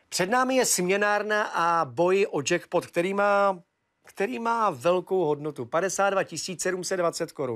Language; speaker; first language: Czech; native; Czech